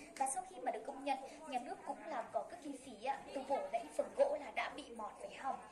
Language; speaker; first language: Vietnamese; non-native, local second language; Hmong